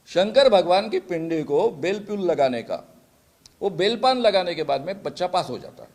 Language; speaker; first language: Hindi; non-native, local second language; Marathi